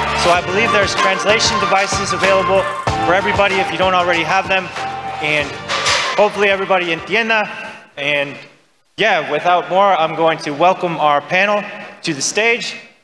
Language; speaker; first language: English; native; English